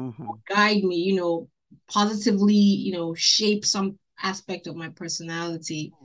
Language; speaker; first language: English; non-native, local second language; Igbo